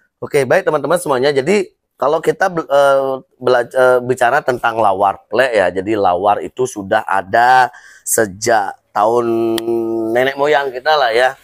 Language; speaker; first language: Indonesian; non-native, local second language; Balinese